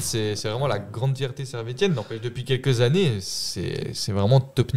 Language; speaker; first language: French; native; French